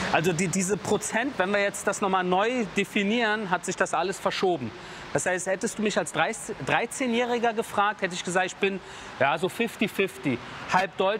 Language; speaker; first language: German; early bilingual, other home language; Persian